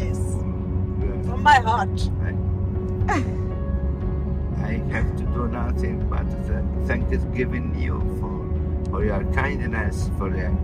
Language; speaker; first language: English; non-native, learner; Italian